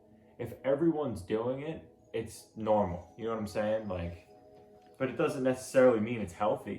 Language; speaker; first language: English; native; English